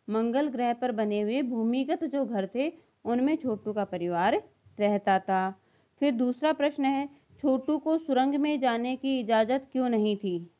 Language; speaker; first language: Hindi; native; Hindi